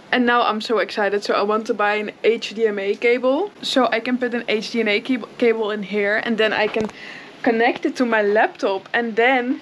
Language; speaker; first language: English; non-native, fluent; Dutch